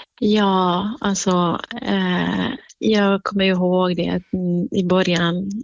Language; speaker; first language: Swedish; non-native, fluent; Kurdish